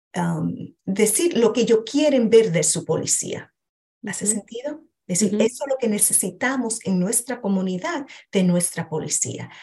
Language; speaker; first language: Spanish; early bilingual, heritage; Spanish